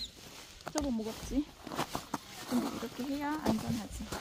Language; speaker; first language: Korean; non-native, fluent; Filipino